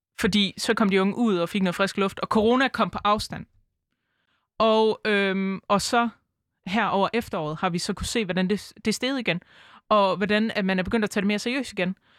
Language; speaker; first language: Danish; native; Danish